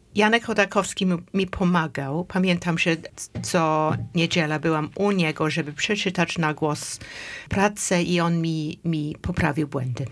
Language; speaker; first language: Polish; non-native, fluent; English